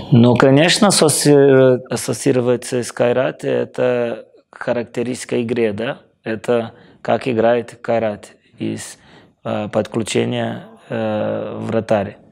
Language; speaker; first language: Russian; non-native, fluent; Portuguese